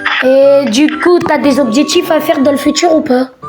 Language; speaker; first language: French; native; French